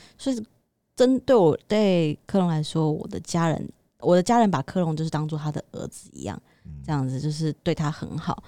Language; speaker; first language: Chinese; native; Chinese